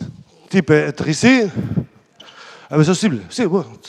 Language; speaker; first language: French; non-native, fluent; Spanish